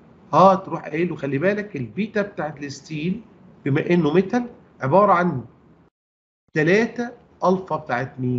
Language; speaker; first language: Arabic; native; Arabic